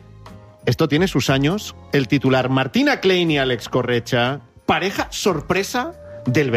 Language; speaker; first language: Spanish; native; Spanish